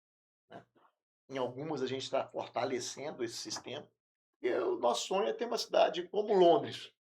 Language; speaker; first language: Portuguese; native; Portuguese